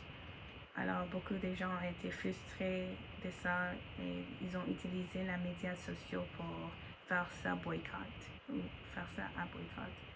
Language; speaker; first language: French; non-native, learner; English